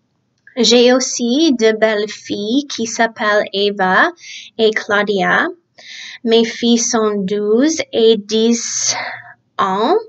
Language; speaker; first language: French; early bilingual, other home language; Czech